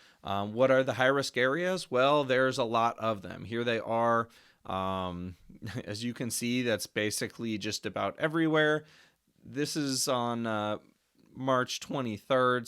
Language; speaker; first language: English; native; English